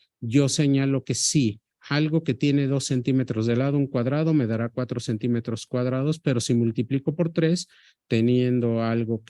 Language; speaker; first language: Spanish; native; Spanish